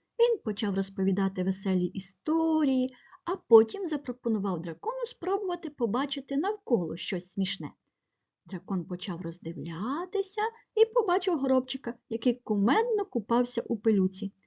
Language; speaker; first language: Ukrainian; native; Ukrainian